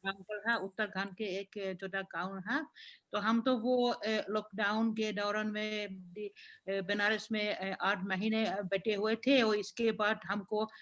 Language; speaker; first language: Hindi; non-native, fluent; Finnish